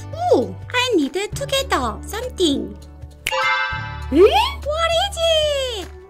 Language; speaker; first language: English; non-native, learner; Korean